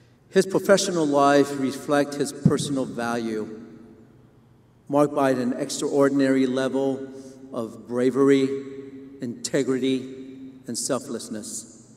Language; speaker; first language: English; non-native, fluent; Vietnamese